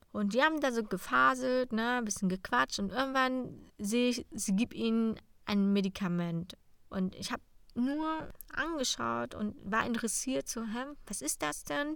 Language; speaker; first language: German; non-native, fluent; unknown